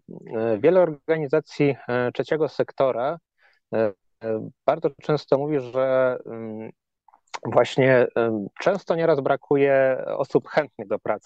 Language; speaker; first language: Polish; native; Polish